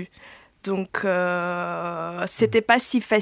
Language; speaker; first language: French; non-native, fluent; Italian